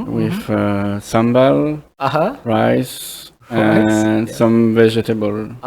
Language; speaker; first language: English; non-native, fluent; French